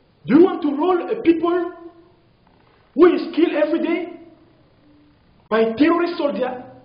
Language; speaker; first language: English; non-native, local second language; French